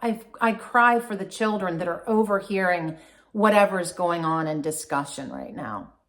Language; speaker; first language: English; native; English